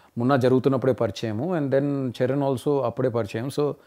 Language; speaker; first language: English; non-native, local second language; Telugu